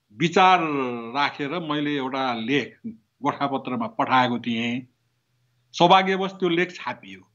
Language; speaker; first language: Nepali; non-native, local second language; Newari